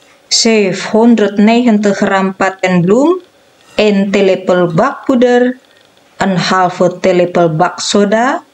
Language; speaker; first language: Dutch; non-native, fluent; Indonesian